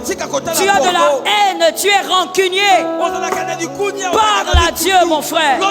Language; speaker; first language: French; non-native, local second language; Lingala